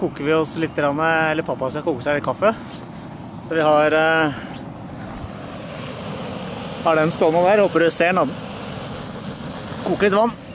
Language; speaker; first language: Norwegian; native; Norwegian